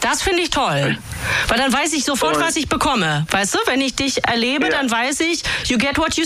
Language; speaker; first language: German; native; German